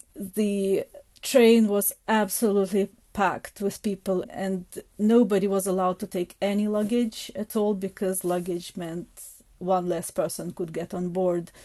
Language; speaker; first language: English; non-native, fluent; Ukrainian